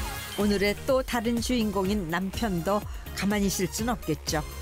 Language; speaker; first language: Korean; native; Korean